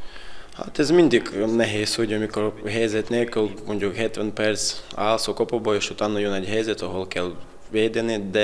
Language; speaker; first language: Hungarian; non-native, fluent; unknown